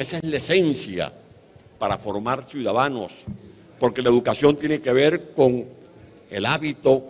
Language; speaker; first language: Spanish; native; Spanish